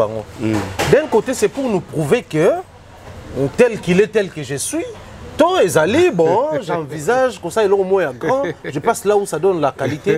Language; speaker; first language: French; non-native, local second language; Lingala